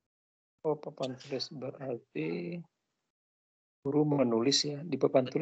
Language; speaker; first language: Indonesian; native; Indonesian